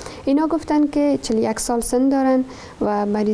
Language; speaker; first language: Persian; native; Persian